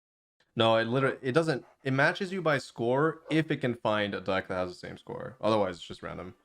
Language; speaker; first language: English; native; English